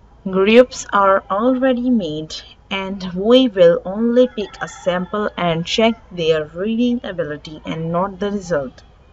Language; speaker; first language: English; non-native, local second language; Urdu